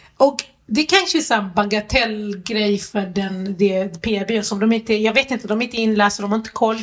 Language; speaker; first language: Swedish; early bilingual, other home language; Arabic